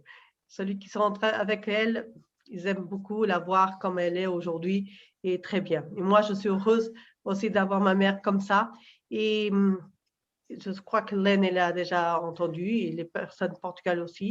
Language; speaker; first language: French; non-native, fluent; Portuguese